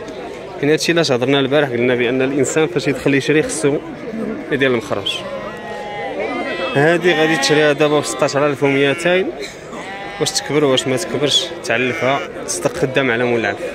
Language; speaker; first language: Arabic; native; Arabic